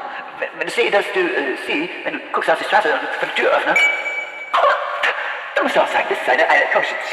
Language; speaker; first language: German; non-native, learner; English